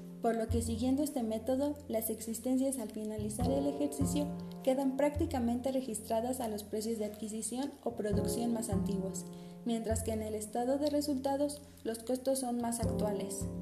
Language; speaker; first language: Spanish; native; Spanish